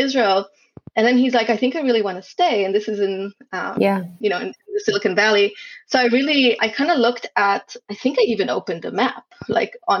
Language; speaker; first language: English; non-native, fluent; Hebrew